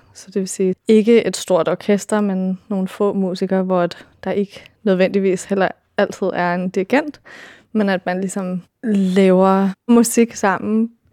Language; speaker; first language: Danish; early bilingual, heritage; Danish